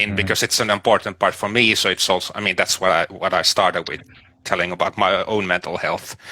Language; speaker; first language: English; non-native, fluent; Finnish